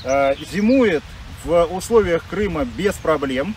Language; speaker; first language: Russian; native; Russian